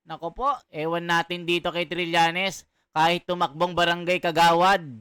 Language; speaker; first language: Filipino; non-native, local second language; Iloko